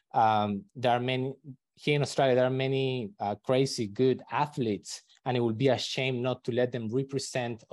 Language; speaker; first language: English; non-native, fluent; Spanish